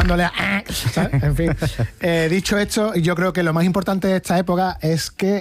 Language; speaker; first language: Spanish; native; Spanish